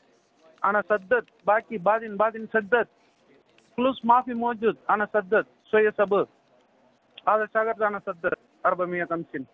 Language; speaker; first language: Arabic; non-native, learner; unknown